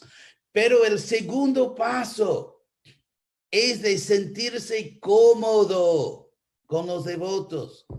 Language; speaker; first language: Spanish; non-native, fluent; English